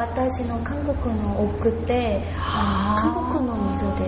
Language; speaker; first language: Japanese; non-native, learner; Korean